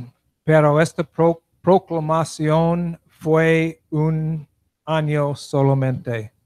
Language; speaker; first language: Spanish; non-native, learner; English